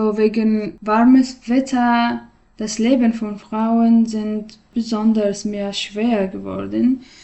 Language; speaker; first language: German; non-native, fluent; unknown